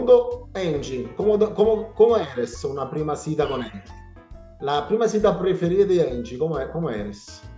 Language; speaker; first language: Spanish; non-native, learner; Italian